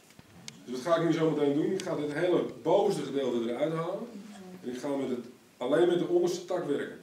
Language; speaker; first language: Dutch; native; Dutch